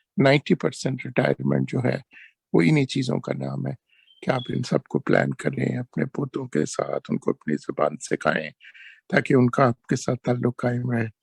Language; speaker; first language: Urdu; non-native, local second language; Punjabi